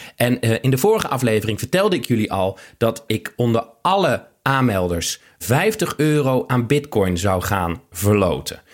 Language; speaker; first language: Dutch; native; Dutch